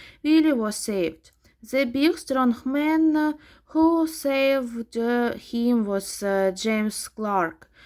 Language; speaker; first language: English; non-native, fluent; Ukrainian